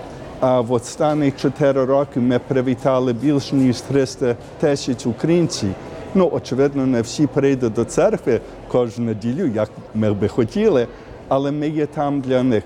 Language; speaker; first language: Ukrainian; early bilingual, heritage; Ukrainian